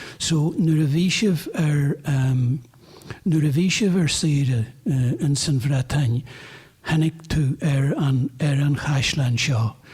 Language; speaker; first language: Irish; native; Irish